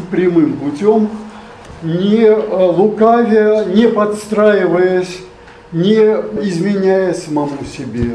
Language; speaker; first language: Russian; native; Russian